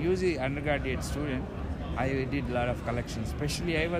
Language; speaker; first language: English; non-native, local second language; Telugu